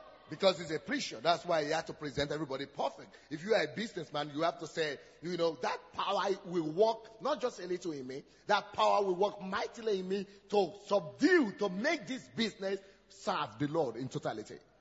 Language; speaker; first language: English; non-native, local second language; Yoruba